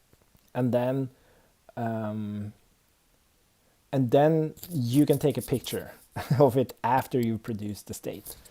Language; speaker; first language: English; non-native, fluent; Swedish